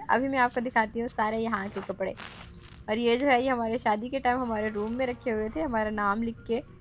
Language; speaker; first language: Urdu; native; Urdu